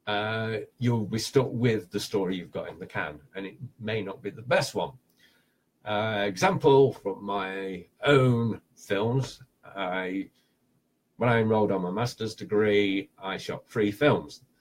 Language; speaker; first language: English; native; English